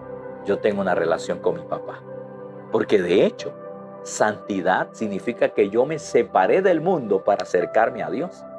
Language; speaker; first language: Spanish; native; Spanish